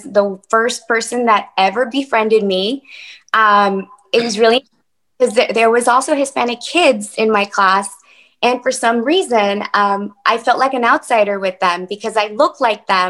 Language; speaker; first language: English; early bilingual, other home language; Spanish